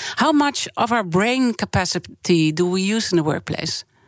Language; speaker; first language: English; non-native, fluent; Dutch